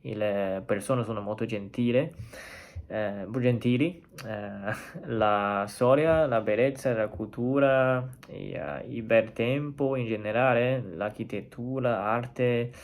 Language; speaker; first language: Italian; non-native, learner; Chinese